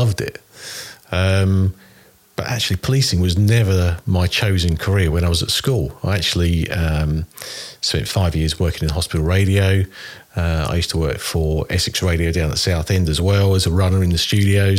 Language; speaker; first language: English; native; English